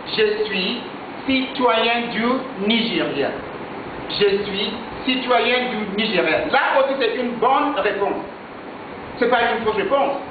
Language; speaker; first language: French; non-native, fluent; Yoruba